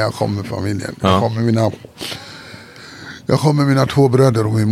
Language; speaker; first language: Swedish; early bilingual, other home language; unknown